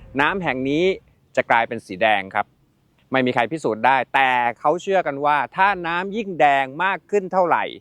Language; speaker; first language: Thai; native; Thai